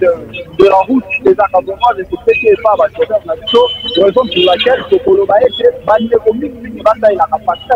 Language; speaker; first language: French; non-native, local second language; Lingala